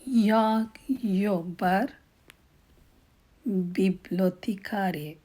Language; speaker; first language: Swedish; non-native, fluent; Urdu